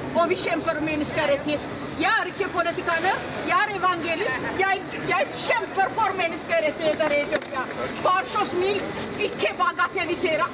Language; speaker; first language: Norwegian; non-native, fluent; Amharic